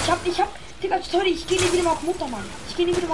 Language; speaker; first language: German; early bilingual, other home language; Turkish